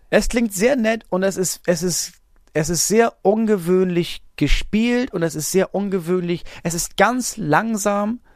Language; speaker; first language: German; native; German